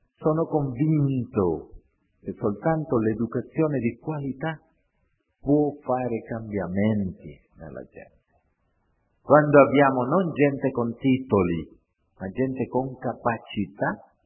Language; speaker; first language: Italian; non-native, fluent; Spanish